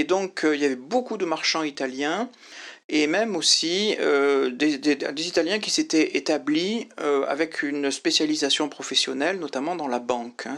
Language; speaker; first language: French; native; French